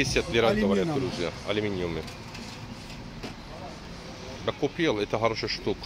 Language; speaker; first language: Russian; non-native, learner; Turkish